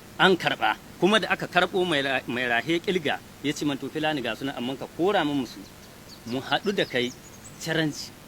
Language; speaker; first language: Hausa; native; Hausa